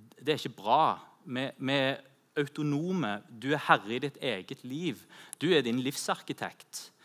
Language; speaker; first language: Norwegian; native; Norwegian